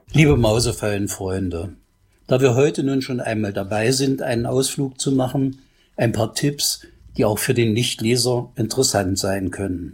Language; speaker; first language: German; native; German